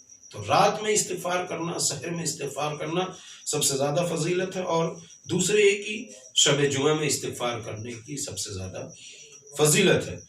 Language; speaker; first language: Urdu; native; Urdu